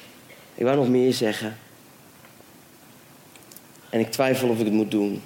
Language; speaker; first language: Dutch; native; Dutch